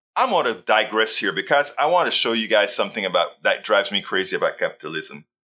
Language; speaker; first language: English; non-native, fluent; Spanish